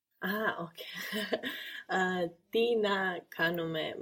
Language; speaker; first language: Greek; non-native, learner; English